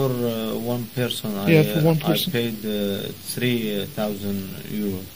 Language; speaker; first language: English; non-native, learner; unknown